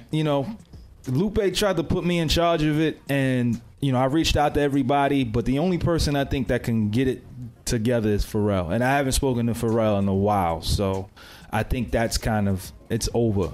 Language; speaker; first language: English; native; English